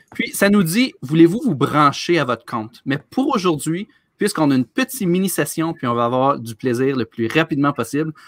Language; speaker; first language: French; native; French